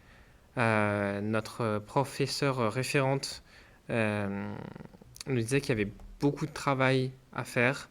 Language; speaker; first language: French; native; French